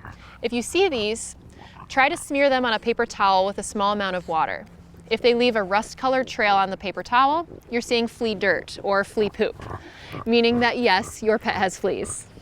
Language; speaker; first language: English; native; English